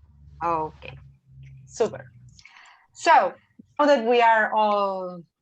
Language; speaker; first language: English; non-native, fluent; Spanish